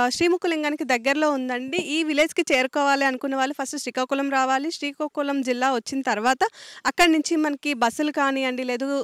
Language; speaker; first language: Telugu; native; Telugu